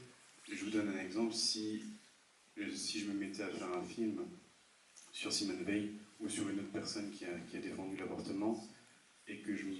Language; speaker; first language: French; native; French